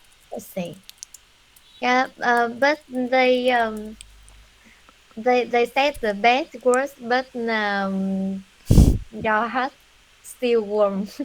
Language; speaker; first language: English; non-native, learner; Vietnamese